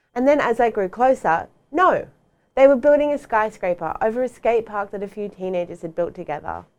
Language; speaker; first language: English; native; English